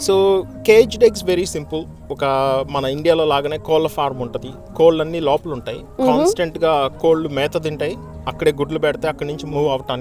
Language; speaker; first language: Telugu; native; Telugu